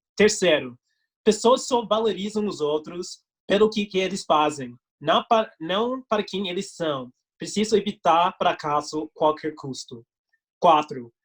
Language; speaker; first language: Portuguese; non-native, fluent; English